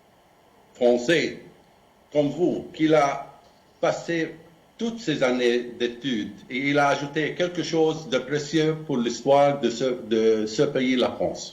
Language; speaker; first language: French; non-native, fluent; Arabic